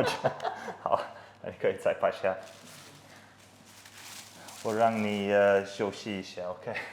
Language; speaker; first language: Chinese; non-native, learner; English